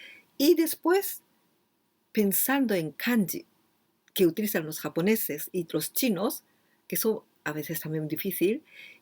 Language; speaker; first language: Spanish; non-native, fluent; Japanese